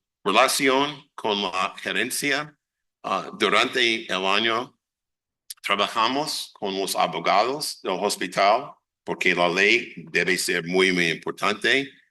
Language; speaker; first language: Spanish; non-native, fluent; English